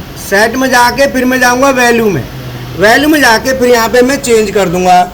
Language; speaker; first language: Hindi; native; Hindi